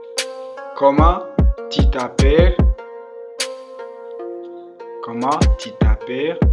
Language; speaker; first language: French; non-native, local second language; Kinyarwanda